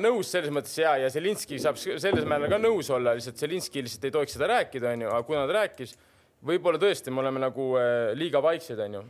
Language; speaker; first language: Estonian; native; Estonian